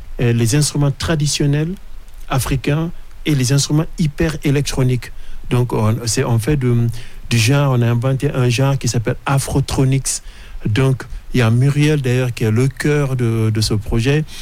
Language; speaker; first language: French; non-native, local second language; Mandingo